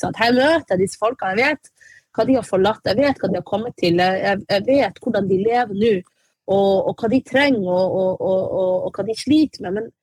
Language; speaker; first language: Norwegian; early bilingual, other home language; Arabic